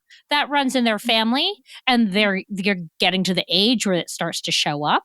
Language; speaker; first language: English; native; English